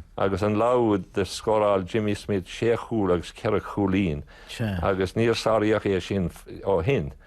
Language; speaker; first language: Irish; native; Irish